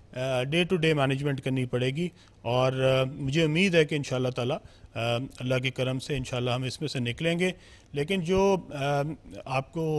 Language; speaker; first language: Urdu; non-native, local second language; Punjabi